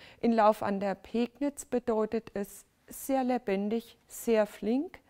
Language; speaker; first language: German; native; German